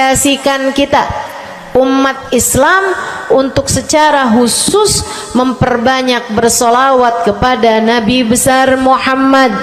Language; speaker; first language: Indonesian; native; Indonesian